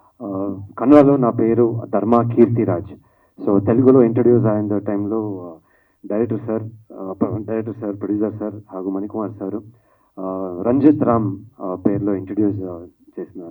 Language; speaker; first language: Telugu; non-native, learner; Kannada